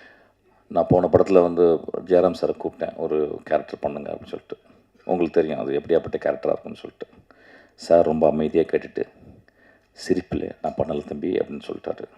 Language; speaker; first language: Tamil; native; Tamil